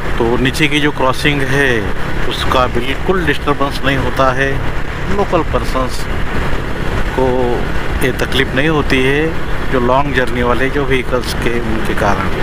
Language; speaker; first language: Hindi; non-native, local second language; Marathi